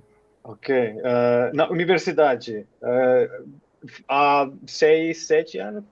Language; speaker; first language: Portuguese; non-native, fluent; Finnish